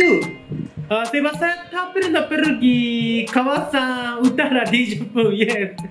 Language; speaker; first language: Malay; non-native, learner; Japanese